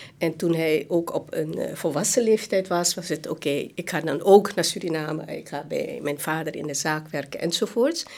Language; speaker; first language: Dutch; non-native, local second language; Hakka Chinese